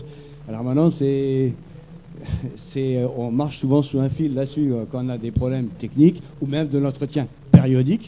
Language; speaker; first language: French; native; French